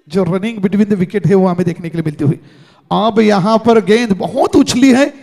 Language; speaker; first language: Hindi; non-native, local second language; Marathi